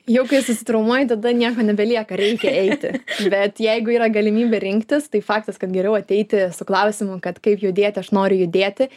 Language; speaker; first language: Lithuanian; native; Lithuanian